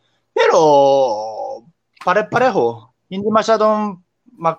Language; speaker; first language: Filipino; non-native, learner; Japanese